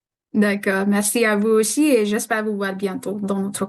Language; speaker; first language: French; non-native, fluent; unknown